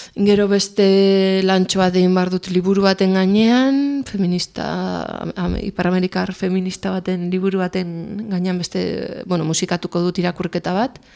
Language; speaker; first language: Basque; non-native, local second language; Spanish